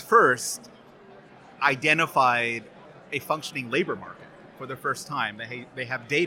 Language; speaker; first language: English; native; English